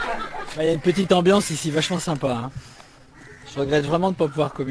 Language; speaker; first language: French; native; French